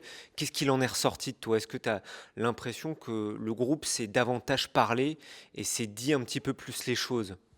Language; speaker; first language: French; native; French